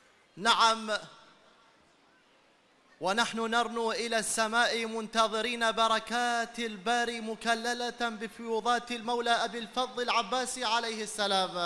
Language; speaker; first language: Arabic; native; Arabic